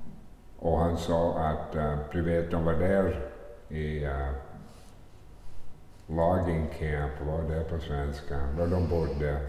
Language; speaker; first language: Swedish; early bilingual, heritage; Swedish